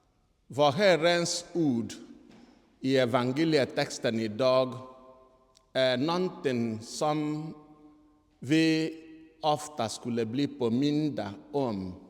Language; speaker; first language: Swedish; non-native, fluent; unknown